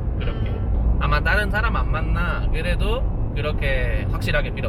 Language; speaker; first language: Korean; non-native, learner; Spanish